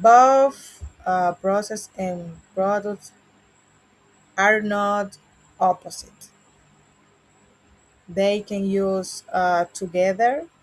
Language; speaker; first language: English; non-native, learner; Spanish